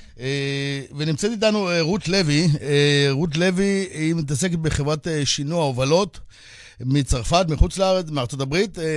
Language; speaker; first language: Hebrew; native; Hebrew